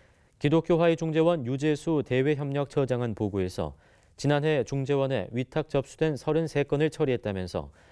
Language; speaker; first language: Korean; native; Korean